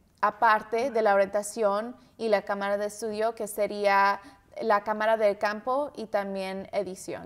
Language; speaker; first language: Spanish; early bilingual, heritage; Spanish